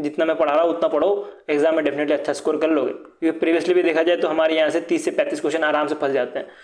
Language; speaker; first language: Hindi; non-native, local second language; Assamese